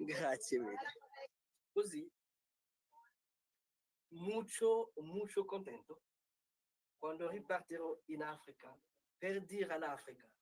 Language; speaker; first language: Italian; non-native, learner; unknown